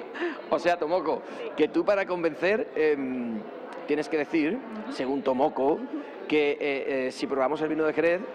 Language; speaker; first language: Spanish; native; Spanish